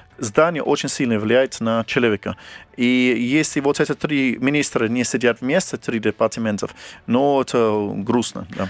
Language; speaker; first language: Russian; non-native, fluent; English